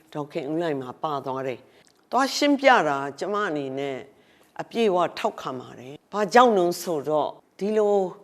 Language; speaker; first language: Burmese; native; Burmese